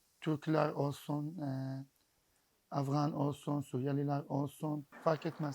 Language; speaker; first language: Turkish; non-native, learner; Arabic